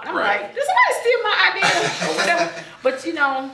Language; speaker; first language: English; native; English